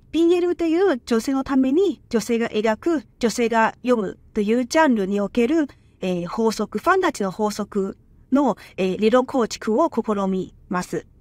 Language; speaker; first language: Japanese; non-native, fluent; Chinese